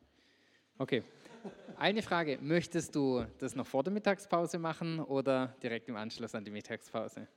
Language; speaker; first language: German; native; German